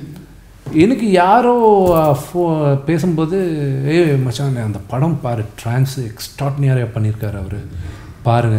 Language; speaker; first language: Tamil; non-native, local second language; Telugu